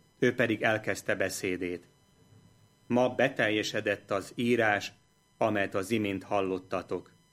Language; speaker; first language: Hungarian; native; Hungarian